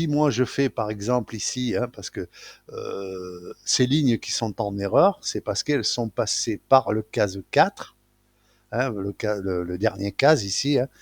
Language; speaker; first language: French; native; French